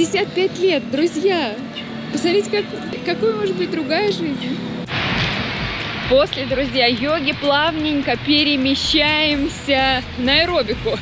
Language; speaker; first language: Russian; native; Russian